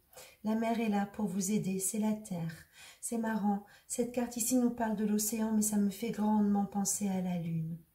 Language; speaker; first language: French; native; French